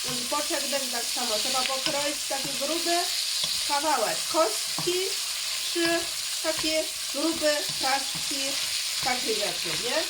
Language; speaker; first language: Polish; non-native, learner; Chinese